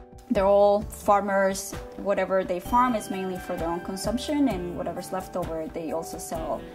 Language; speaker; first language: English; non-native, fluent; Spanish